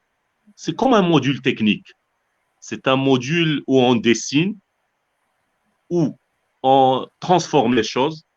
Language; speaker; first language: French; non-native, local second language; Arabic